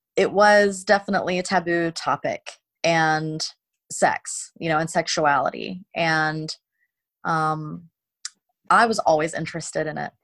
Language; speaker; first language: English; native; English